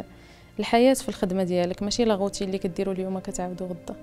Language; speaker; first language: Arabic; native; Arabic